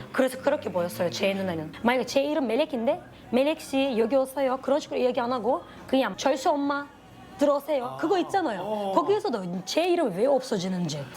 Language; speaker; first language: Korean; non-native, fluent; Turkish